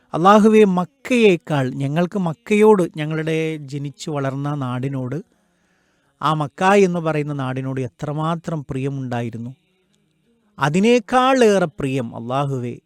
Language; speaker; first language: Malayalam; native; Malayalam